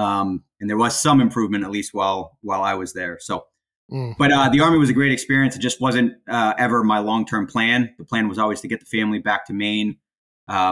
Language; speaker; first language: English; native; English